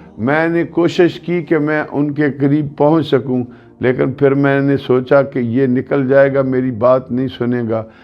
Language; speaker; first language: Urdu; non-native, local second language; Punjabi